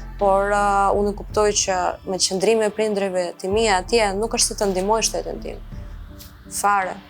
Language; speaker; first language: Albanian; non-native, fluent; Ukrainian